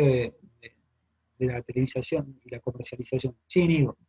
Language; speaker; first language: Spanish; native; Spanish